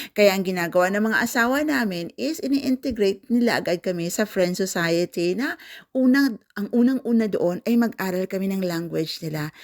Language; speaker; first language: Filipino; non-native, local second language; Cebuano